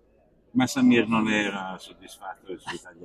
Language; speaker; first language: Italian; native; Italian